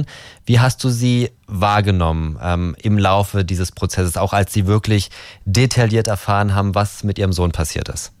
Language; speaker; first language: German; native; German